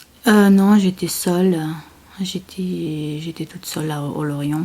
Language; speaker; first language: French; non-native, learner; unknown